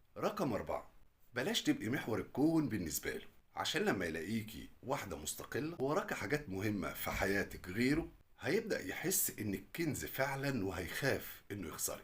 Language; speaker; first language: Arabic; native; Arabic